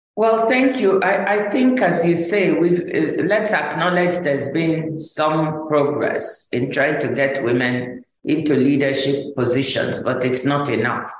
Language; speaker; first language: English; non-native, local second language; Igbo